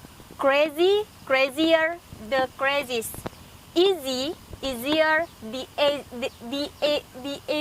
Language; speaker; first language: English; non-native, learner; Indonesian